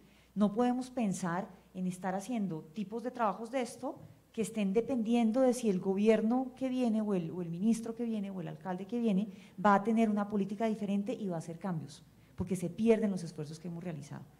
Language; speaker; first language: Spanish; native; Spanish